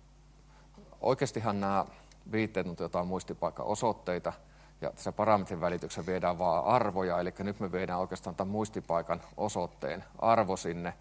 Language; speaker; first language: Finnish; native; Finnish